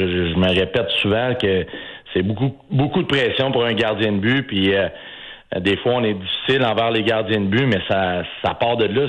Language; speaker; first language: French; native; French